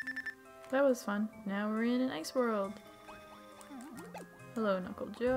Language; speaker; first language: English; native; English